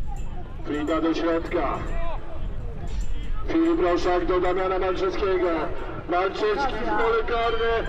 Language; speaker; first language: Polish; native; Polish